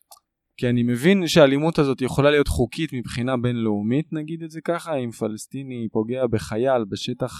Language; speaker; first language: Hebrew; native; Hebrew